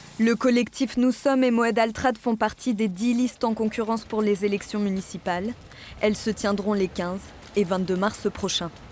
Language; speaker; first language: French; native; French